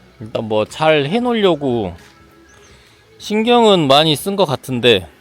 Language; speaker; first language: Korean; native; Korean